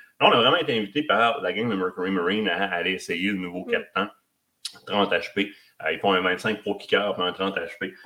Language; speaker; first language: French; native; French